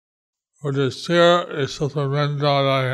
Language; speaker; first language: Spanish; non-native, learner; English